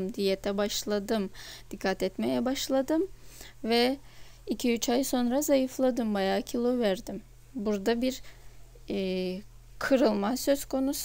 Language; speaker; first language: Turkish; non-native, fluent; Russian